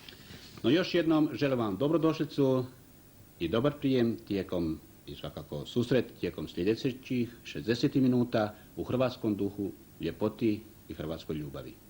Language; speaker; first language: Croatian; native; Croatian